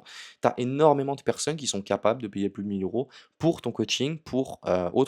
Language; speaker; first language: French; native; French